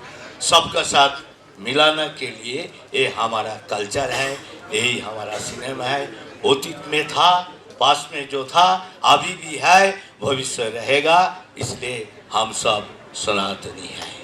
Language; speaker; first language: Hindi; non-native, local second language; Bangla